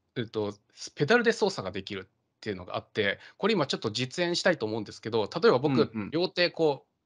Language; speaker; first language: Japanese; native; Japanese